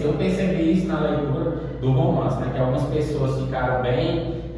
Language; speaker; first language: Portuguese; native; Portuguese